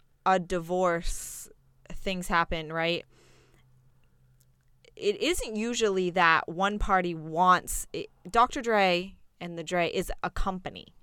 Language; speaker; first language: English; native; English